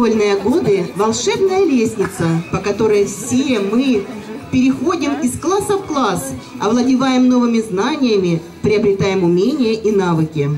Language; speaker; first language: Russian; native; Russian